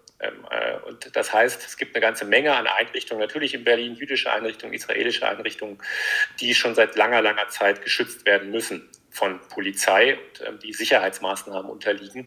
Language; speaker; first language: German; native; German